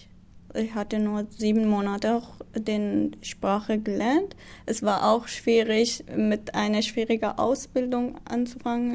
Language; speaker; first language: German; non-native, learner; Kurdish